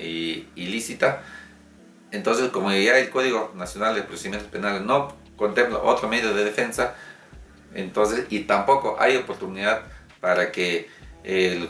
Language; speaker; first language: Spanish; native; Spanish